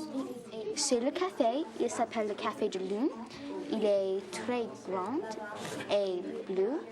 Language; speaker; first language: French; non-native, learner; English